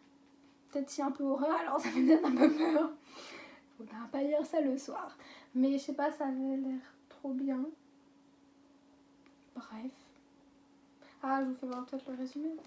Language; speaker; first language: French; native; French